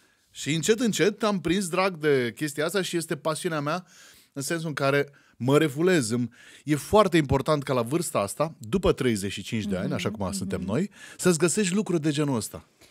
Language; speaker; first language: Romanian; native; Romanian